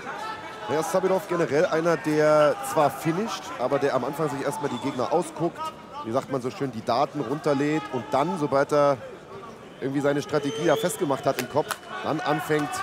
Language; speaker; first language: German; native; German